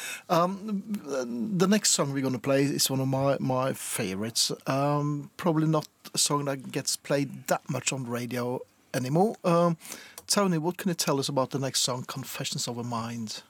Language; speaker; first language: English; non-native, fluent; Norwegian